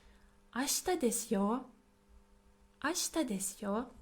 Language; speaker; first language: Japanese; non-native, fluent; English